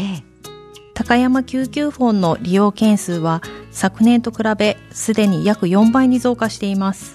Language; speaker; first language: Japanese; native; Japanese